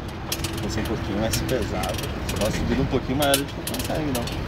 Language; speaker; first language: Portuguese; native; Portuguese